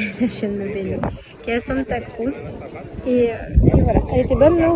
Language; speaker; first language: French; native; French